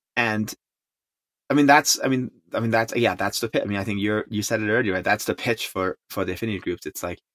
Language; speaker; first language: English; non-native, local second language; Chinese